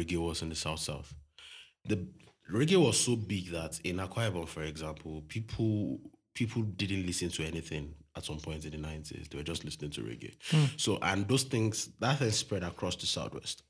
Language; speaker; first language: English; non-native, local second language; Yoruba